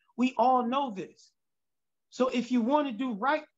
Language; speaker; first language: English; native; English